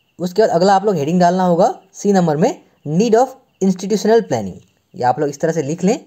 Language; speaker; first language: Hindi; non-native, local second language; Assamese